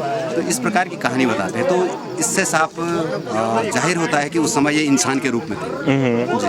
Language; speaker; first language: Hindi; native; Hindi